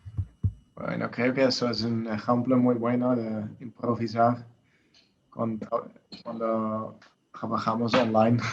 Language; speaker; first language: Spanish; non-native, learner; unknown